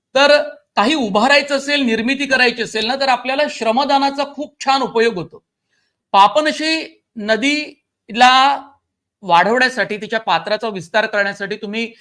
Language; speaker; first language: Marathi; native; Marathi